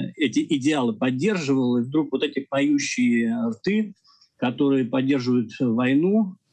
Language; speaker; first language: Russian; native; Russian